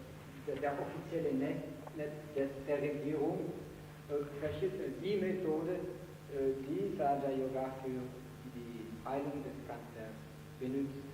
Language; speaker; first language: German; non-native, fluent; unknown